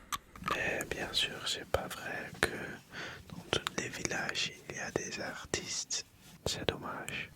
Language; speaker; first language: French; early bilingual, other home language; Dutch